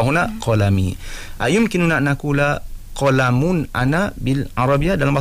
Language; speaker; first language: Arabic; non-native, fluent; Malay